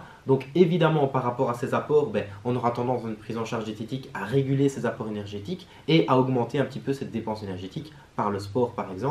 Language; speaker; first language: French; native; French